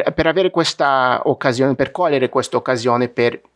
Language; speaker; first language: Italian; non-native, fluent; Portuguese